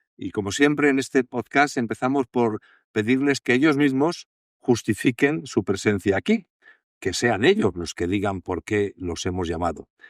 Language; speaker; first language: Spanish; native; Spanish